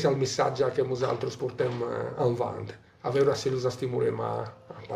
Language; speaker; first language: Catalan; non-native, local second language; Italian